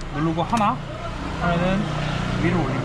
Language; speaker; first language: Korean; native; Korean